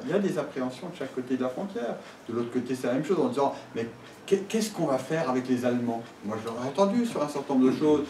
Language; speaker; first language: French; native; French